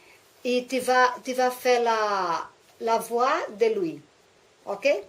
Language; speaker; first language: French; non-native, learner; Portuguese